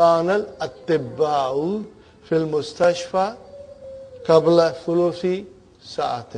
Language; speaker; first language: Arabic; non-native, fluent; English